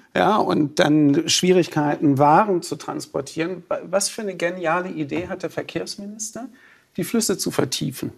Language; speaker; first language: German; native; German